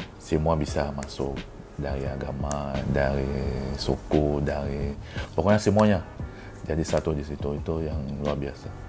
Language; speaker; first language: Indonesian; non-native, fluent; French